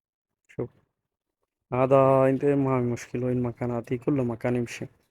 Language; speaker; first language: Arabic; non-native, learner; Bangla